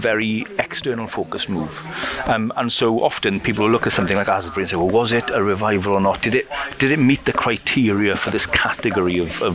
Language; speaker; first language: English; native; English